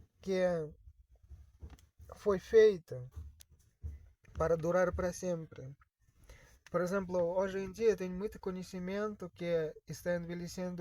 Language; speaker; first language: Portuguese; non-native, fluent; Russian